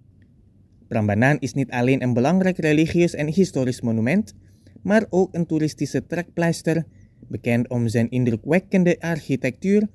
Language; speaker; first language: Dutch; non-native, fluent; Indonesian